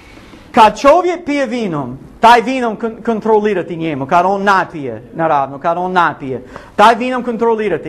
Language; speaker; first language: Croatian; non-native, learner; English